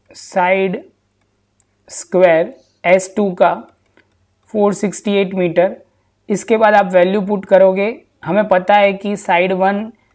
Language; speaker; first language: Hindi; non-native, local second language; Gujarati